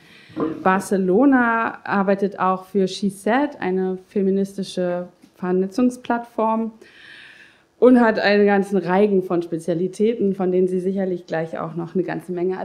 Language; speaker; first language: German; native; German